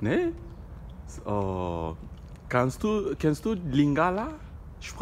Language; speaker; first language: German; non-native, learner; Lingala